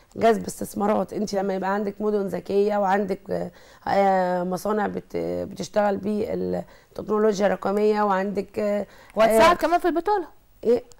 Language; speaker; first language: Arabic; native; Arabic